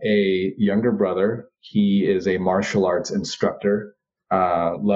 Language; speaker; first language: English; native; English